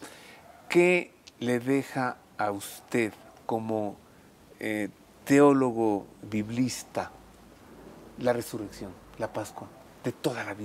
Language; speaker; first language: Spanish; native; Spanish